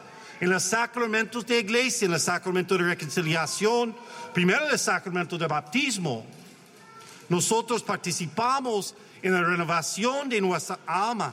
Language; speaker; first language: Spanish; non-native, learner; English